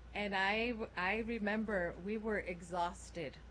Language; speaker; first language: English; early bilingual, other home language; Spanish